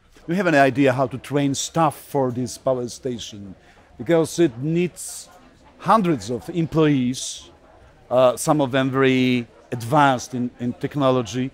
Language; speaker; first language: English; non-native, fluent; Polish